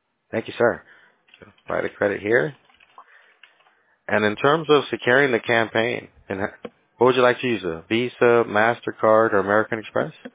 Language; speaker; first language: English; early bilingual, other home language; Spanish